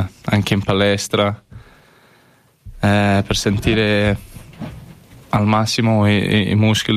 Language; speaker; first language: Italian; non-native, learner; English